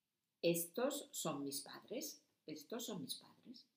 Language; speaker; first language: Spanish; non-native, fluent; German